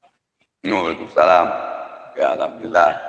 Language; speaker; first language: Indonesian; native; Indonesian